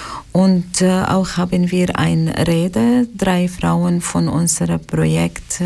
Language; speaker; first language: German; non-native, learner; Arabic